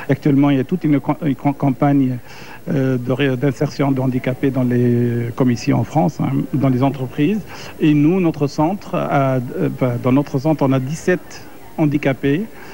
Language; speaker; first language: French; non-native, local second language; Arabic